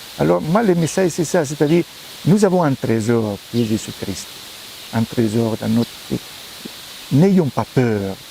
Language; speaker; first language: French; non-native, fluent; Spanish